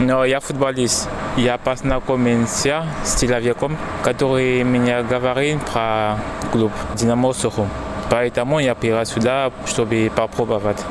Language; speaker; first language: Russian; non-native, learner; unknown